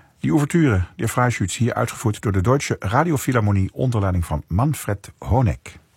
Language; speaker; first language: Dutch; native; Dutch